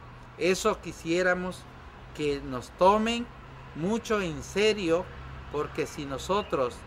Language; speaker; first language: Spanish; non-native, local second language; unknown